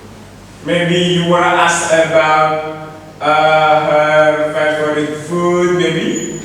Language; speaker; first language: English; non-native, fluent; Indonesian